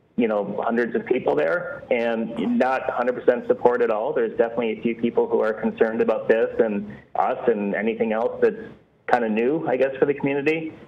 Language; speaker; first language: English; native; English